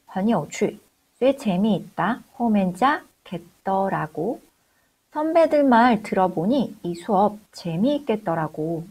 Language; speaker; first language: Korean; non-native, fluent; Chinese